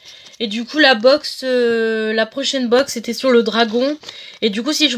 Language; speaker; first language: French; native; French